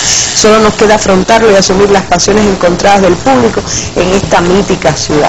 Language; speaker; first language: Spanish; native; Spanish